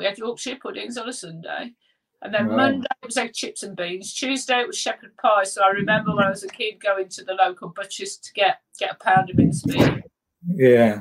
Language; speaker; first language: English; native; English